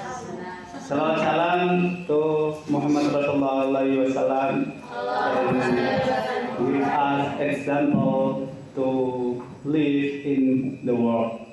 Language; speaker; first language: English; non-native, learner; Indonesian